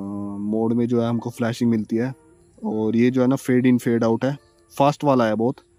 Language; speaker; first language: Hindi; native; Hindi